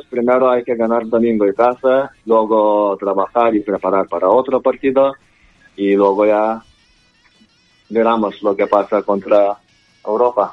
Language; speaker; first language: Spanish; non-native, learner; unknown